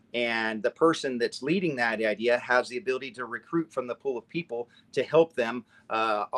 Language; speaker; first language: English; native; English